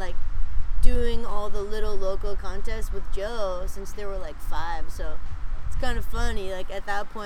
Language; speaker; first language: English; native; English